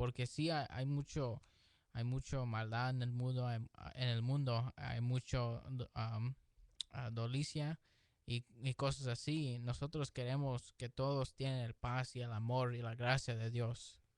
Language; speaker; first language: Spanish; early bilingual, heritage; Spanish